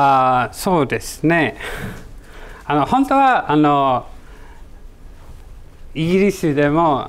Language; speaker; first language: Japanese; non-native, learner; English